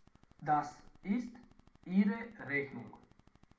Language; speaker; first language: German; non-native, learner; Romanian